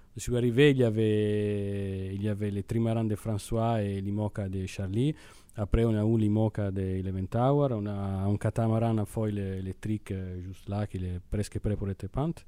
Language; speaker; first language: French; non-native, fluent; Italian